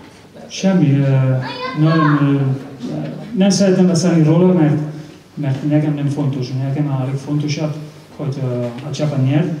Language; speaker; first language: Hungarian; non-native, learner; Spanish